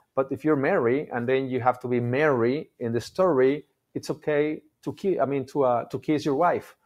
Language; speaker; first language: English; non-native, fluent; Spanish